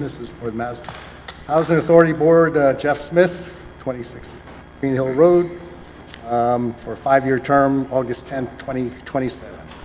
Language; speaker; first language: English; native; English